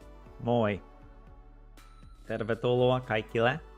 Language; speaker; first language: Finnish; non-native, learner; English